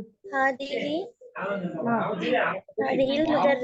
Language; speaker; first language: Arabic; non-native, learner; Tamil